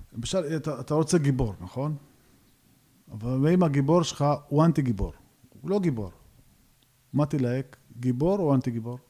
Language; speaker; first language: Hebrew; early bilingual, other home language; Georgian